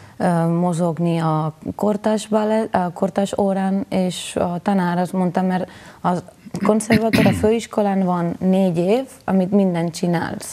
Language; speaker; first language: Hungarian; non-native, learner; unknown